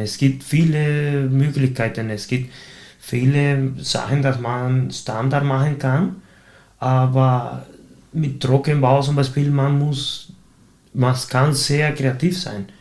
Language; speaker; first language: German; non-native, fluent; Spanish